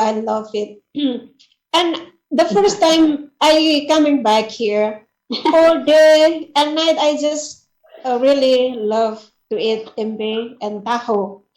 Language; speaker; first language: English; non-native, learner; Indonesian